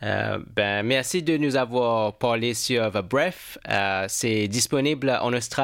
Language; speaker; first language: French; non-native, fluent; English